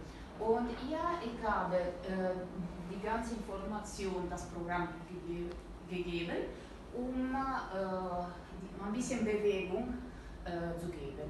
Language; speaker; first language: German; non-native, learner; Italian